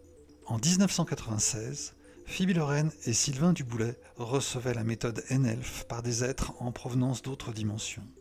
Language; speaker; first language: French; native; French